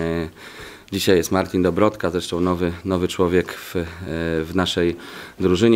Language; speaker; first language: Polish; native; Polish